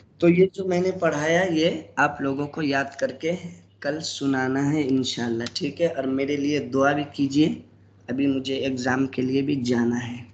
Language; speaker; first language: Urdu; native; Urdu